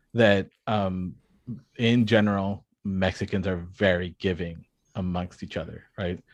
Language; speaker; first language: English; non-native, fluent; Spanish